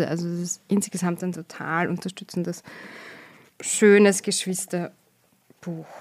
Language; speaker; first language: German; native; German